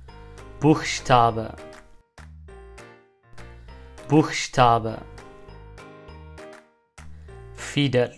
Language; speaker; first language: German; non-native, fluent; Amharic